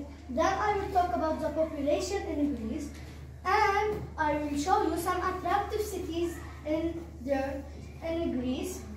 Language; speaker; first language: English; non-native, learner; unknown